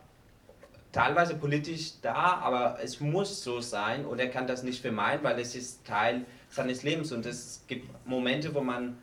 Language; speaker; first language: German; non-native, fluent; Spanish